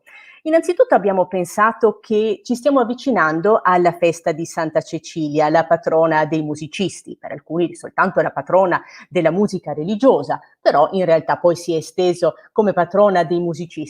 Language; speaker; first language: Italian; native; Italian